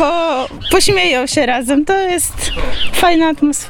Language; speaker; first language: Polish; non-native, local second language; Ukrainian